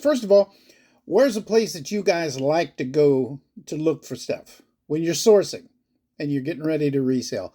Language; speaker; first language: English; native; English